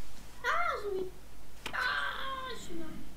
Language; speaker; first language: French; native; French